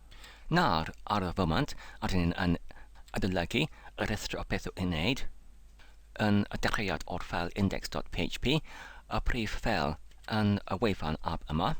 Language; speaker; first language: Welsh; non-native, learner; English